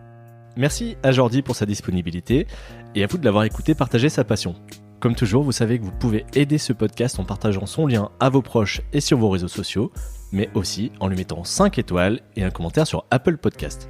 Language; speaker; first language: French; native; French